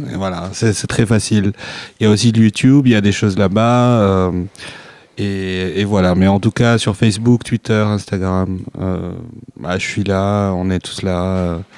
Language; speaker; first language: French; non-native, local second language; Arabic